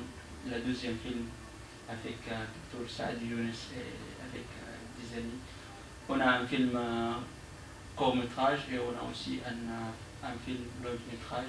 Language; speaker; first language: French; non-native, learner; Arabic